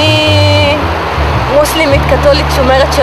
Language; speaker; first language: Hebrew; non-native, local second language; Arabic